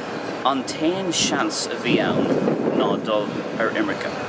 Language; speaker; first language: Irish; non-native, local second language; English